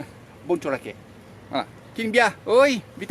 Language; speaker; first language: Thai; non-native, learner; French